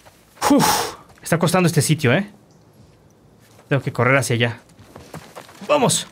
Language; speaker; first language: Spanish; native; Spanish